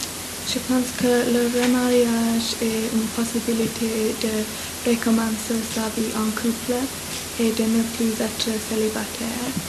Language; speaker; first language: French; non-native, learner; English